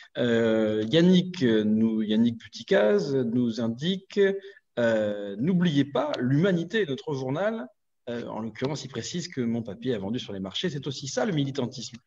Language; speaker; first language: French; native; French